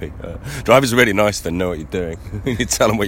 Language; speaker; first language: English; native; English